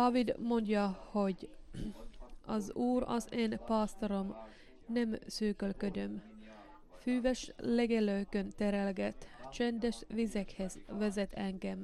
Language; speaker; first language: Hungarian; non-native, learner; Finnish